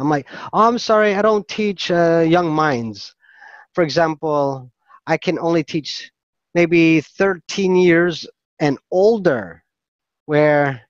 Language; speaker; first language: English; non-native, fluent; Filipino